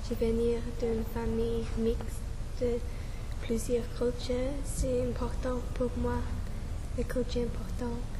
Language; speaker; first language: French; non-native, learner; English